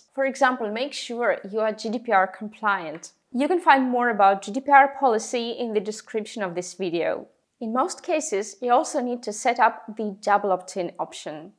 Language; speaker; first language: English; non-native, fluent; Russian